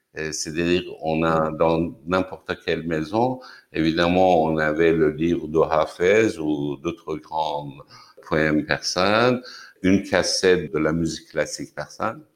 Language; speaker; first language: French; non-native, fluent; Persian